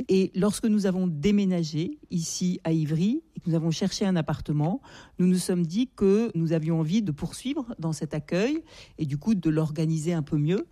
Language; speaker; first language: French; native; French